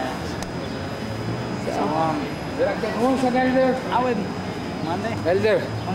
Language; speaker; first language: Spanish; non-native, learner; English